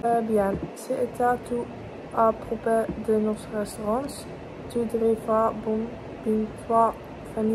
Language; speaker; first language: French; non-native, learner; Dutch